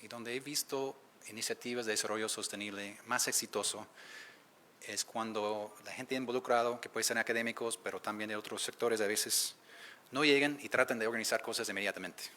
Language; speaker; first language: Spanish; non-native, fluent; English